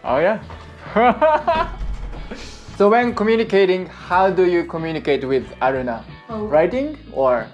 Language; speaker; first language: English; non-native, learner; Japanese